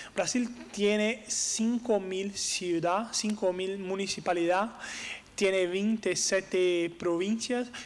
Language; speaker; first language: Spanish; non-native, learner; Portuguese